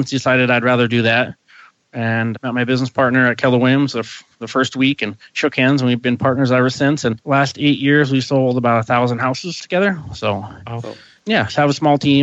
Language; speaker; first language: English; native; English